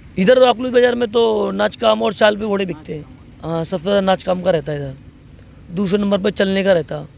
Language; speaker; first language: Hindi; non-native, local second language; Marathi